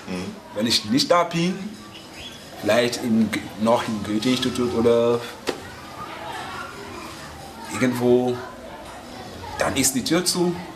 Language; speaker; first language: German; non-native, fluent; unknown